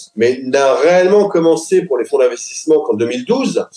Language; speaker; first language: French; native; French